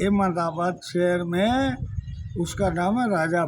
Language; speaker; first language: Hindi; non-native, local second language; Sindhi